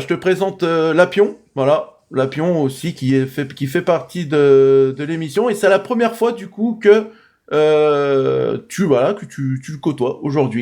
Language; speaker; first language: French; native; French